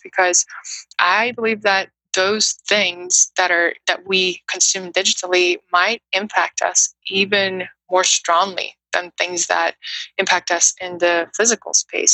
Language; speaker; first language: English; non-native, fluent; Russian